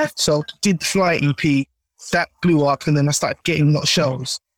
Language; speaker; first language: English; native; English